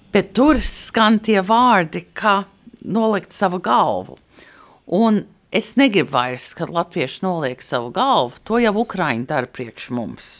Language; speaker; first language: Latvian; early bilingual, heritage; Latvian